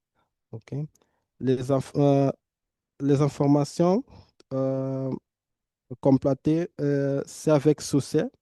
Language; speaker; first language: French; non-native, fluent; Portuguese